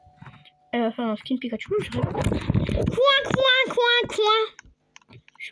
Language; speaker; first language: French; native; French